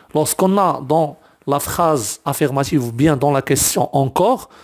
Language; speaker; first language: French; non-native, local second language; Arabic